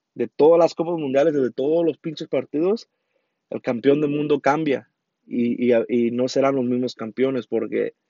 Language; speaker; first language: Spanish; early bilingual, heritage; Spanish